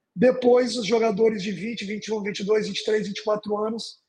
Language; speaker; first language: Portuguese; native; Portuguese